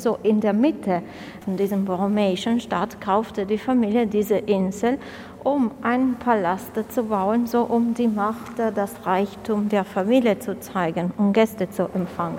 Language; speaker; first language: German; non-native, fluent; Italian